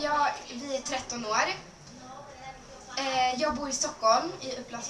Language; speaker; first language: Swedish; early bilingual, other home language; Spanish